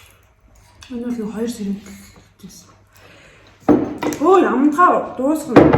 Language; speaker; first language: Mongolian; native; Mongolian